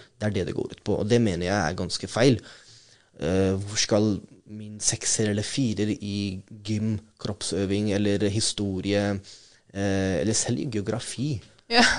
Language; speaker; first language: Norwegian; non-native, fluent; Urdu